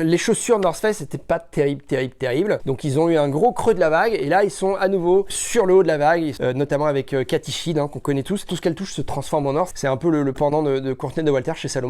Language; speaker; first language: French; native; French